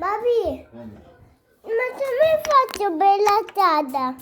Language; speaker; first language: Italian; early bilingual, other home language; Albanian